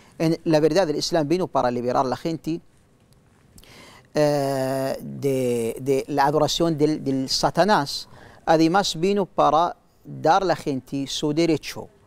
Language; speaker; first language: Spanish; non-native, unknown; Arabic